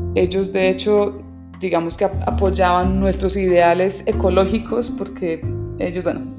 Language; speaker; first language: Spanish; early bilingual, other home language; English